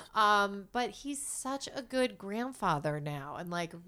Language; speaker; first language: English; native; English